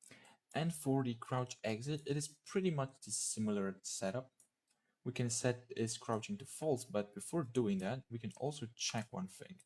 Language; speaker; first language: English; non-native, fluent; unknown